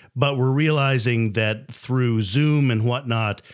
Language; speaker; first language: English; native; English